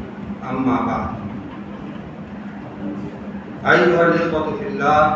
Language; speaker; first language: Arabic; non-native, fluent; Urdu